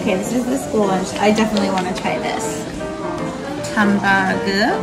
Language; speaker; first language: English; native; English